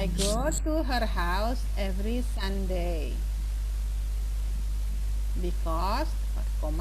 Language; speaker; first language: English; non-native, fluent; Indonesian